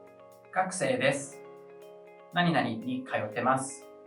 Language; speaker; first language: Japanese; non-native, fluent; English